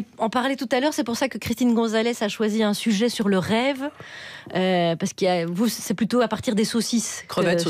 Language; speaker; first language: French; native; French